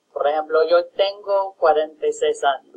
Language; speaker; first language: Spanish; non-native, fluent; English